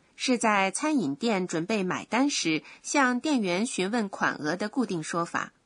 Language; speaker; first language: Chinese; native; Chinese